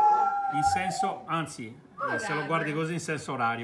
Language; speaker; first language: Italian; native; Italian